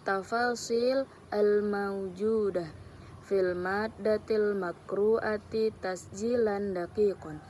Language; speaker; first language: Arabic; non-native, learner; Indonesian